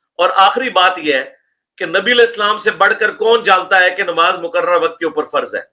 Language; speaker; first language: Urdu; non-native, local second language; Punjabi